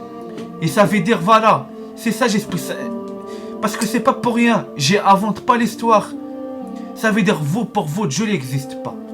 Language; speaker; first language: French; non-native, learner; Arabic